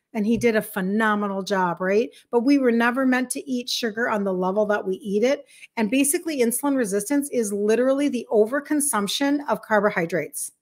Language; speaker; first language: English; native; English